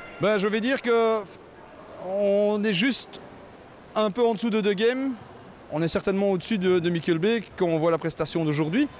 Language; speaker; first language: French; native; French